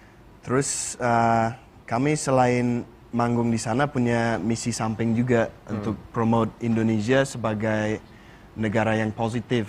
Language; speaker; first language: Indonesian; non-native, fluent; English